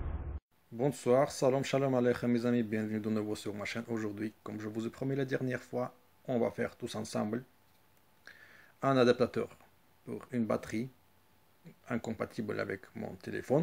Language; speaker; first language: French; non-native, fluent; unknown